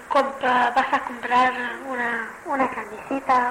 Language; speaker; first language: Spanish; non-native, learner; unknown